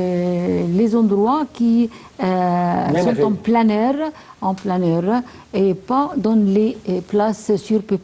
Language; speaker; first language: French; non-native, fluent; Arabic